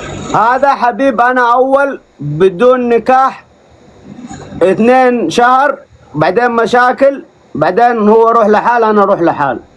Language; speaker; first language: Arabic; non-native, learner; Oromo